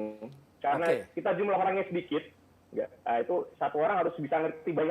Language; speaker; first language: Indonesian; native; Indonesian